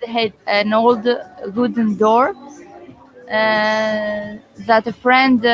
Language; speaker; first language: English; non-native, fluent; Greek